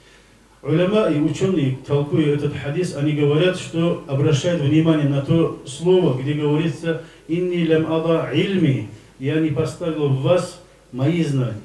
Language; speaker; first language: Russian; non-native, local second language; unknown